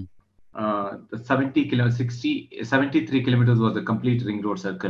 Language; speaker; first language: English; non-native, local second language; Kannada